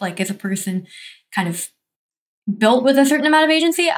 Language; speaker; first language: English; native; English